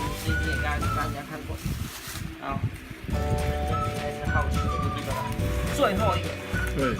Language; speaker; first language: Chinese; native; Chinese